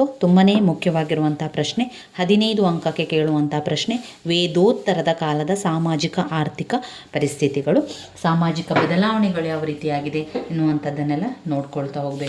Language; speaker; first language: Kannada; native; Kannada